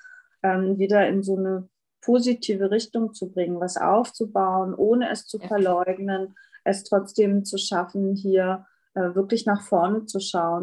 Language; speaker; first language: German; native; German